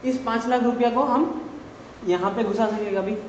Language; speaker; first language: Hindi; non-native, local second language; Assamese